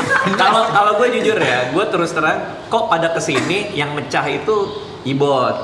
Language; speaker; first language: Indonesian; native; Indonesian